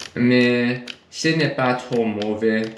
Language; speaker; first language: French; non-native, learner; English